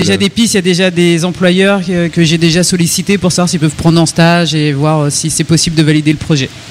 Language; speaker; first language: French; native; French